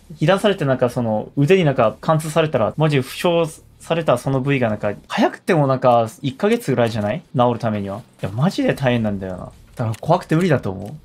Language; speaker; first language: Japanese; non-native, fluent; Korean